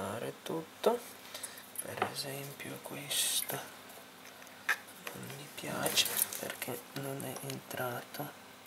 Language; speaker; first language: Italian; non-native, fluent; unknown